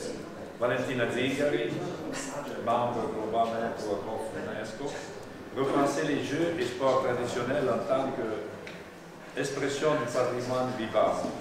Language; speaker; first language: French; non-native, local second language; Italian